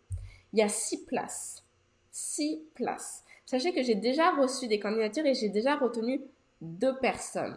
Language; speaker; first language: French; native; French